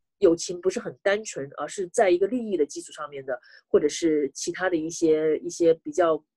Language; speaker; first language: Chinese; native; Chinese